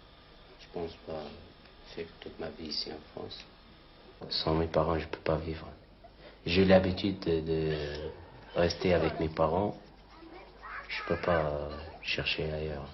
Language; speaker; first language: French; non-native, local second language; Arabic